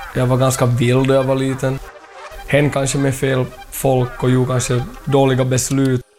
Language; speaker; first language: Swedish; early bilingual, other home language; Thai